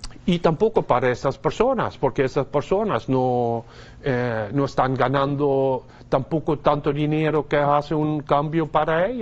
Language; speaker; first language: Spanish; non-native, fluent; Dutch